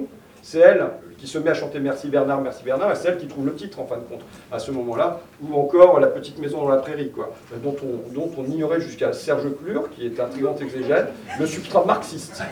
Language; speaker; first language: French; native; French